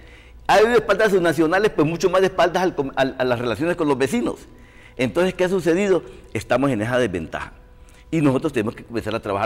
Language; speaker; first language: Spanish; native; Spanish